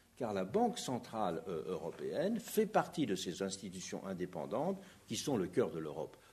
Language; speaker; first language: French; native; French